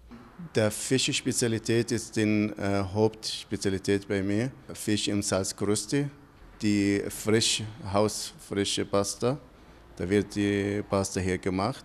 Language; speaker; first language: German; non-native, fluent; Italian